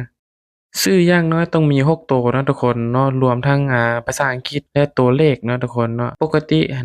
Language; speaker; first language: Thai; non-native, local second language; Northeastern Thai